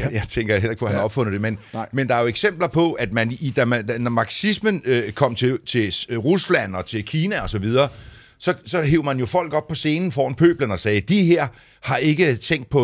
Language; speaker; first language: Danish; native; Danish